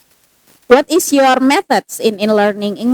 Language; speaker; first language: English; non-native, fluent; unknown